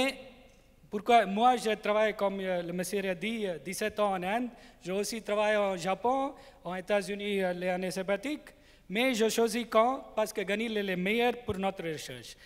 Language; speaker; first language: French; non-native, learner; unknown